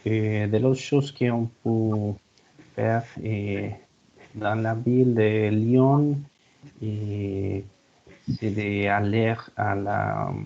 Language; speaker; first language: French; non-native, learner; Spanish